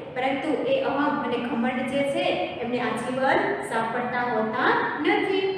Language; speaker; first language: Gujarati; native; Gujarati